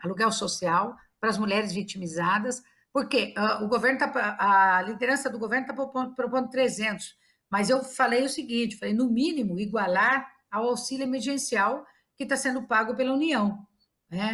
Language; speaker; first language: Portuguese; native; Portuguese